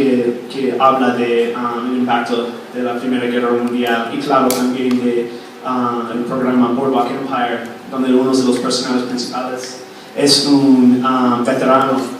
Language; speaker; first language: Spanish; non-native, fluent; English